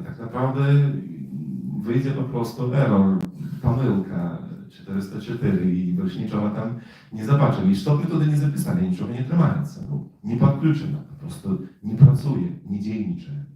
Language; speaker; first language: Polish; non-native, learner; Russian